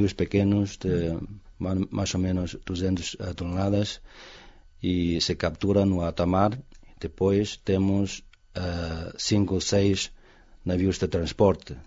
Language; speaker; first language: Portuguese; non-native, fluent; Chinese